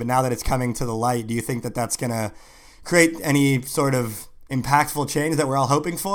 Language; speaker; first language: English; native; English